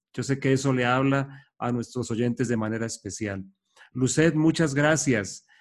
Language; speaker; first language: Spanish; native; Spanish